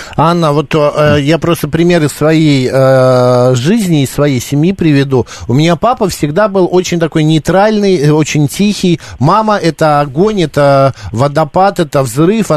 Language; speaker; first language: Russian; native; Russian